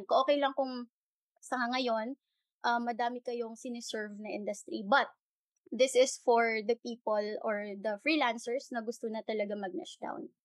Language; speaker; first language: Filipino; non-native, local second language; Hiligaynon